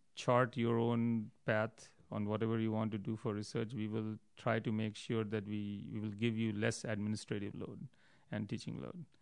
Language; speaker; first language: English; non-native, local second language; Hindi